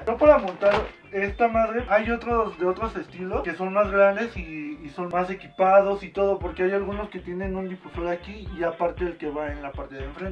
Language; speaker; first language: Spanish; native; Spanish